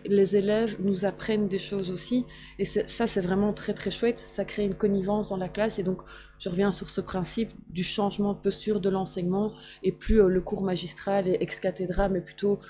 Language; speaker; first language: French; native; French